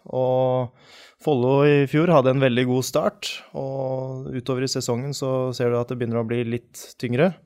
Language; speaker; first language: Norwegian; native; Norwegian